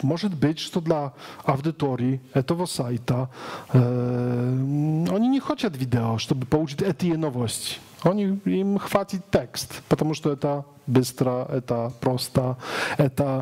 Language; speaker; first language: Russian; non-native, learner; Polish